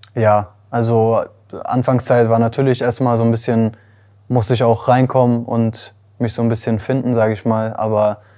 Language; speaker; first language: German; native; German